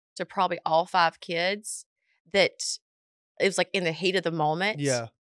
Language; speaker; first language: English; native; English